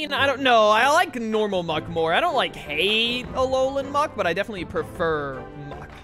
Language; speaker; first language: English; native; English